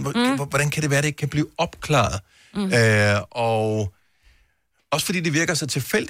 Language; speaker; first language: Danish; native; Danish